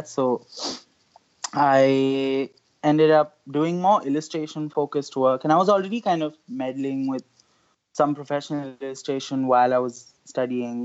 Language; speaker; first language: English; non-native, local second language; Hindi